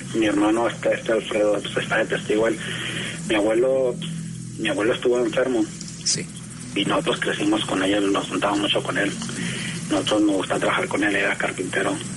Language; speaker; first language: Spanish; native; Spanish